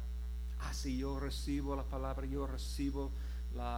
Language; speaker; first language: Spanish; non-native, fluent; English